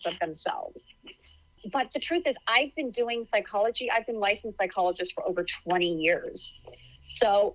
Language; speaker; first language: English; native; English